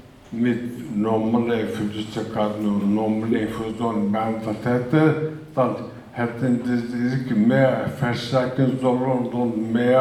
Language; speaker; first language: German; non-native, fluent; Turkish